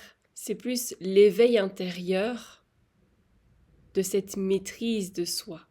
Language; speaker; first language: French; native; French